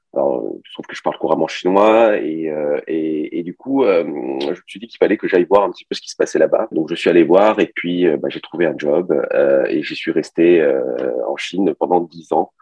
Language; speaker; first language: French; early bilingual, other home language; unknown